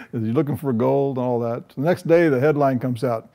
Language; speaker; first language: English; native; English